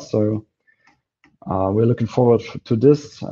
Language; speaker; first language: English; non-native, fluent; Polish